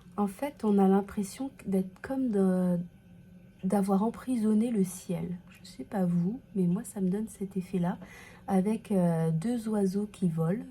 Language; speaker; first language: French; native; French